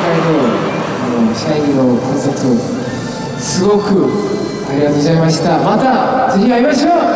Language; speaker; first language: Japanese; non-native, learner; Korean